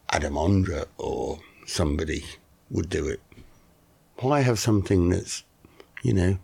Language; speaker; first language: English; native; English